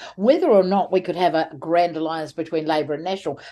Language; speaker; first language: English; native; English